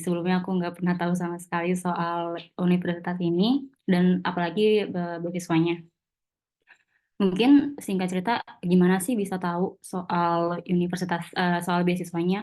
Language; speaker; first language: Indonesian; native; Indonesian